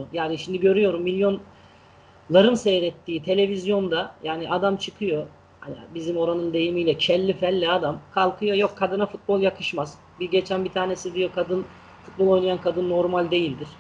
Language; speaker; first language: Turkish; native; Turkish